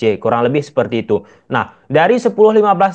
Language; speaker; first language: Indonesian; native; Indonesian